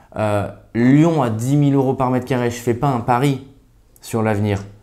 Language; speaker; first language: French; native; French